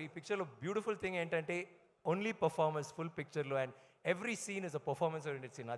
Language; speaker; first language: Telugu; non-native, learner; Tamil